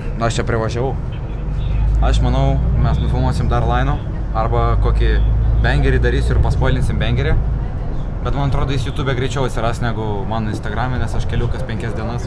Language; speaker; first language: Lithuanian; non-native, local second language; Russian